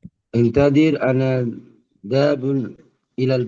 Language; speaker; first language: Arabic; non-native, learner; Indonesian